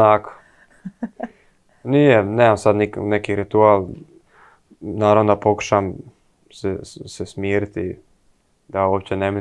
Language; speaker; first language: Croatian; early bilingual, heritage; Croatian